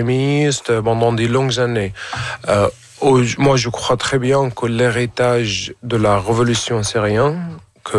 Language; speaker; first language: French; non-native, fluent; Arabic